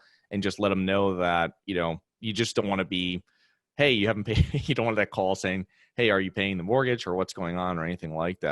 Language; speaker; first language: English; native; English